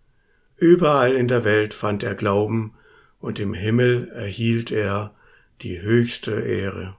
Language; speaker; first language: German; native; German